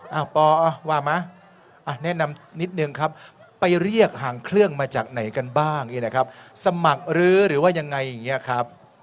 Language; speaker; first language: Thai; native; Thai